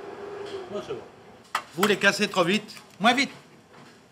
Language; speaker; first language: French; native; French